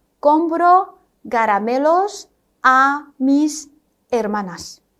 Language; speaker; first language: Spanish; non-native, fluent; Chinese